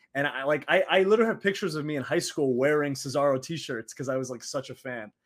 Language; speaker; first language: English; early bilingual, other home language; Arabic